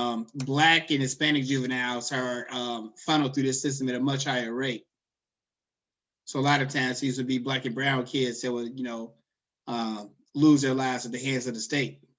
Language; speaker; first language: English; native; English